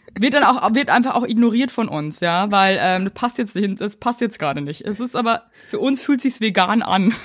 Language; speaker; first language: German; native; German